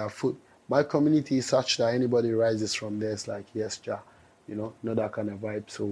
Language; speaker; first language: English; non-native, local second language; Ewe